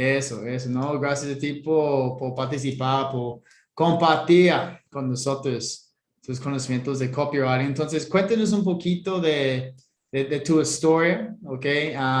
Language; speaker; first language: Spanish; non-native, fluent; English